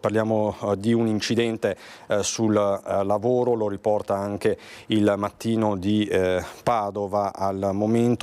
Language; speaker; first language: Italian; native; Italian